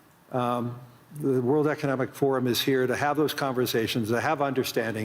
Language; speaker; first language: English; native; English